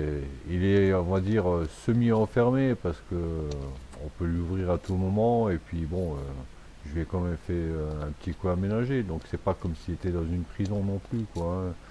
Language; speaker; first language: French; native; French